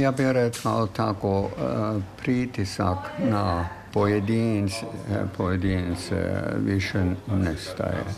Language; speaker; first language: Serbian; non-native, fluent; German